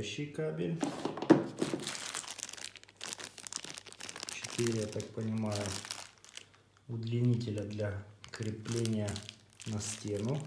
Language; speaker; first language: Russian; native; Russian